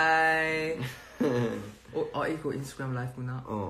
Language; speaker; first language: Korean; native; Korean